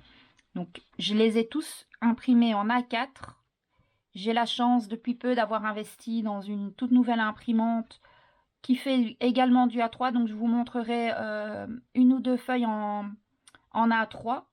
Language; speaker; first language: French; native; French